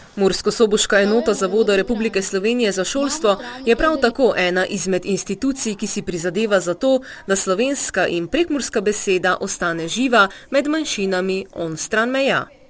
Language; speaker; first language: Slovenian; native; Slovenian